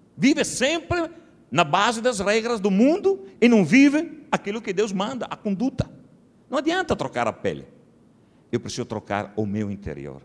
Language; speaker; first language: Portuguese; non-native, fluent; Italian